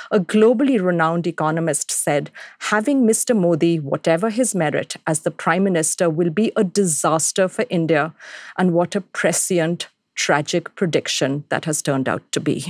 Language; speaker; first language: English; non-native, local second language; Hindi